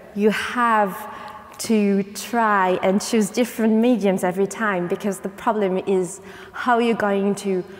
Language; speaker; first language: English; non-native, fluent; French